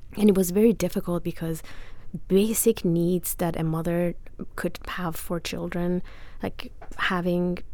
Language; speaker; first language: English; non-native, fluent; Persian